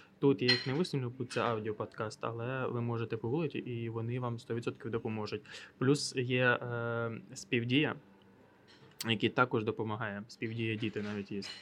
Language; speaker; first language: Ukrainian; native; Ukrainian